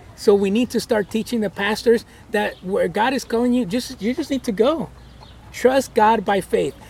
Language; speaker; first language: English; early bilingual, other home language; Spanish